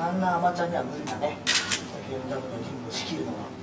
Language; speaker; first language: Japanese; native; Japanese